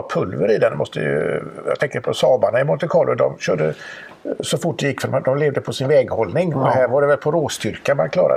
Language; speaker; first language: Swedish; native; Swedish